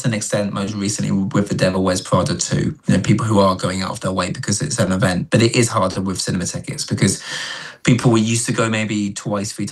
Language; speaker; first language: English; native; English